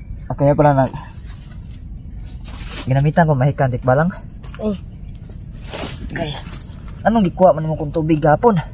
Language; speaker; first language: Filipino; non-native, local second language; Cebuano